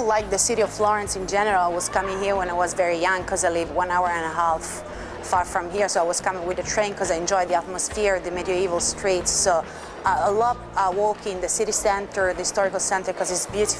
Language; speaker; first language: English; non-native, fluent; Italian